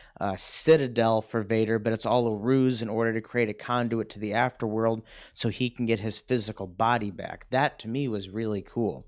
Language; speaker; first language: English; native; English